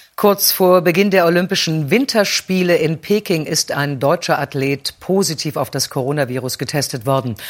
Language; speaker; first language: German; native; German